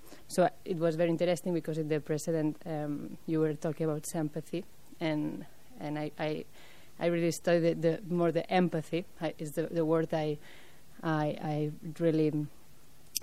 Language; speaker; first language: English; non-native, fluent; French